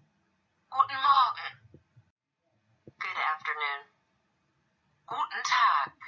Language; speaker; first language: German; non-native, learner; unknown